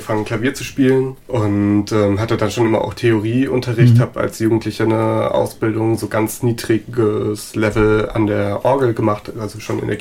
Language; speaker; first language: German; native; German